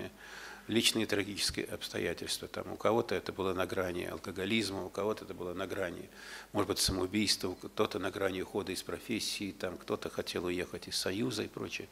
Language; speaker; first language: Russian; native; Russian